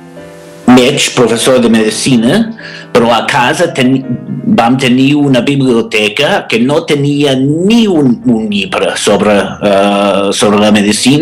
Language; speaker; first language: Catalan; non-native, fluent; English